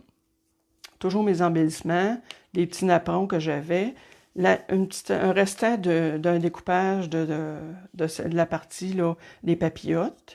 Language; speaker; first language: French; native; French